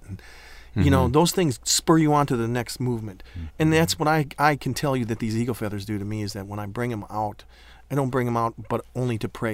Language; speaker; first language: English; native; English